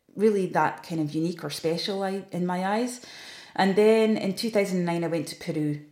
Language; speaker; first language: English; native; English